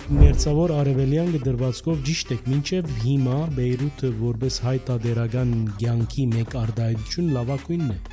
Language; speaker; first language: Armenian; early bilingual, heritage; Armenian